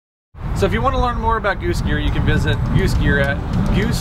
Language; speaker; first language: English; native; English